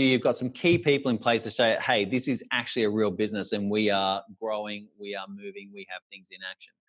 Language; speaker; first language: English; native; English